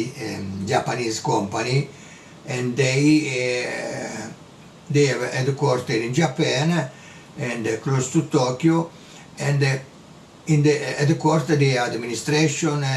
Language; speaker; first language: English; non-native, learner; Italian